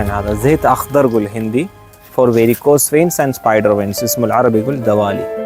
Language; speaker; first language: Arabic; non-native, learner; Malayalam